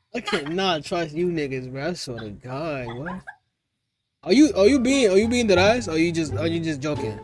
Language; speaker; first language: English; early bilingual, other home language; Spanish